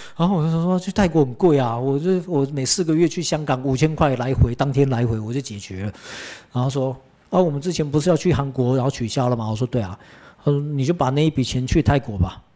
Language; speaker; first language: Chinese; early bilingual, heritage; Chinese